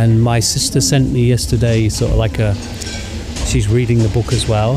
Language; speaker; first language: English; native; English